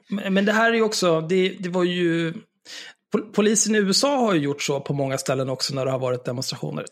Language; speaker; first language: Swedish; native; Swedish